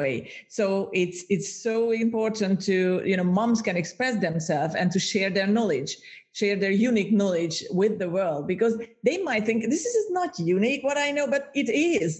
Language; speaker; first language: English; non-native, fluent; Hungarian